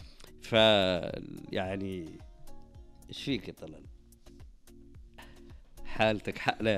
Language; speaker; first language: Arabic; native; Arabic